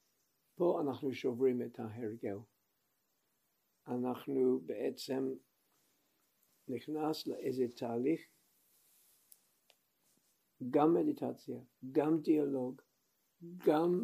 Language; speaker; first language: Hebrew; non-native, fluent; English